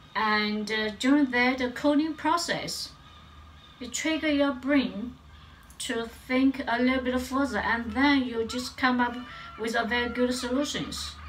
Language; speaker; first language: English; non-native, learner; Chinese